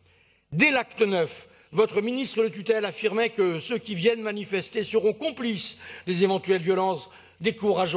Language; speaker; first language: French; native; French